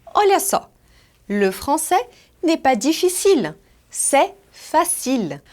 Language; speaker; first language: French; non-native, fluent; Portuguese